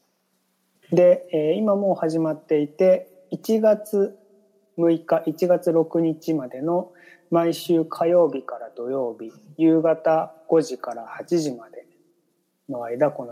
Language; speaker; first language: Japanese; native; Japanese